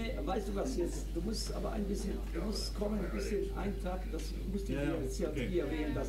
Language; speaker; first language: German; non-native, learner; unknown